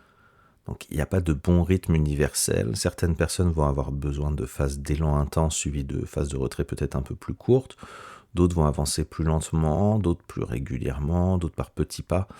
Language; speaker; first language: French; native; French